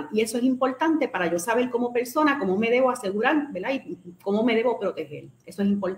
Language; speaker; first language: Spanish; native; Spanish